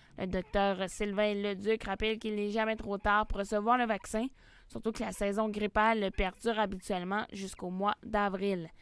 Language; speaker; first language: French; native; French